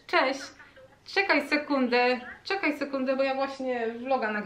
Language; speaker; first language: Polish; native; Polish